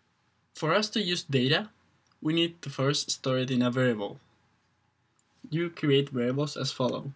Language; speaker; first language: English; non-native, fluent; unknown